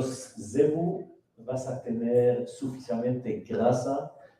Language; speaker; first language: Spanish; non-native, fluent; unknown